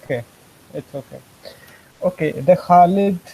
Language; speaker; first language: English; non-native, fluent; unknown